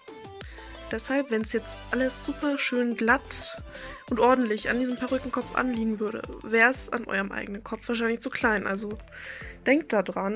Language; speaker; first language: German; native; German